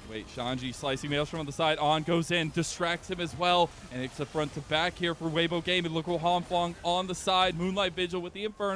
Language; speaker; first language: English; native; English